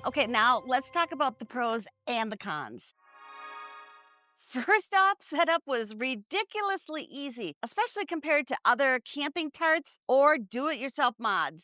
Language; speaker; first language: English; native; English